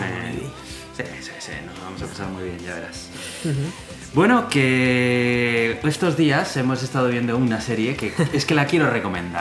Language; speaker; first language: Spanish; native; Spanish